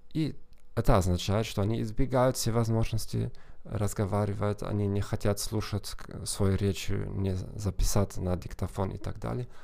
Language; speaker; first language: Russian; non-native, fluent; German